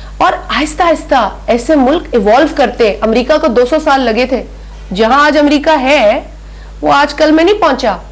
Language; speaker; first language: Urdu; non-native, local second language; Sindhi